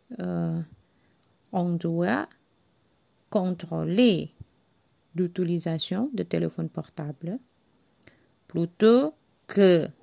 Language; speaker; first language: French; non-native, learner; Javanese